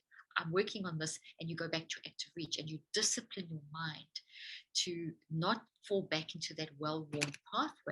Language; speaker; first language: English; native; English